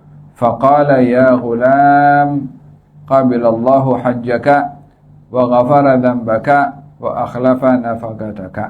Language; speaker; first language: Arabic; non-native, fluent; Malay